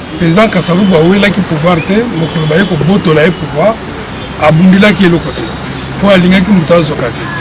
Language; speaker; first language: Lingala; non-native, local second language; Kongo